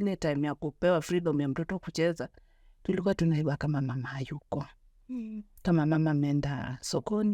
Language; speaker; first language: Swahili; native; Swahili